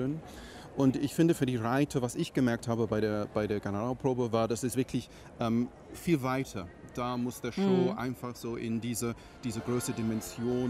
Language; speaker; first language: German; non-native, fluent; English